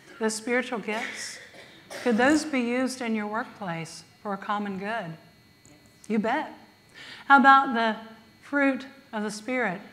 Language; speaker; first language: English; native; English